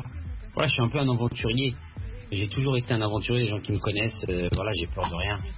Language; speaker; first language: French; early bilingual, other home language; Arabic